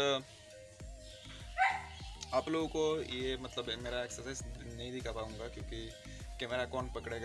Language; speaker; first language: Hindi; non-native, local second language; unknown